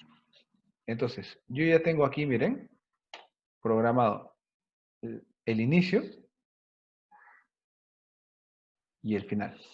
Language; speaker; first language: Spanish; native; Spanish